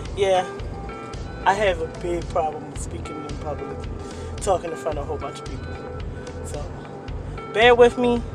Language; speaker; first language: English; native; English